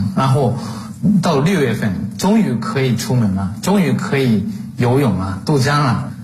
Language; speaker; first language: Chinese; non-native, fluent; Japanese